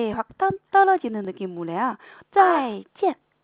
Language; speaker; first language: Korean; non-native, fluent; Chinese